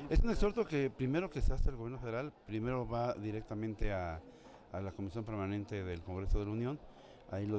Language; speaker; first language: Spanish; native; Spanish